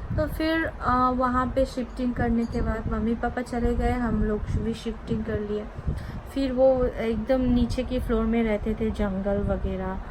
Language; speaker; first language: Hindi; non-native, local second language; Bangla